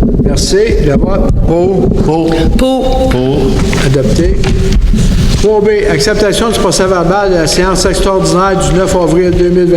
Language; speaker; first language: French; native; French